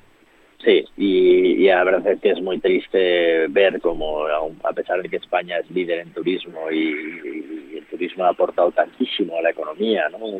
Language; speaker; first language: Spanish; native; Spanish